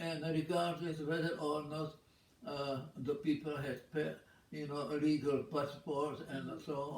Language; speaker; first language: English; non-native, fluent; Czech